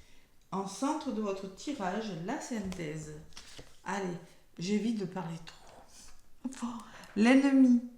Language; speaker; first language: French; native; French